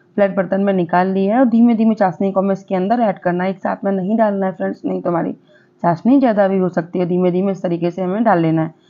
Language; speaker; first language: Hindi; non-native, local second language; Gujarati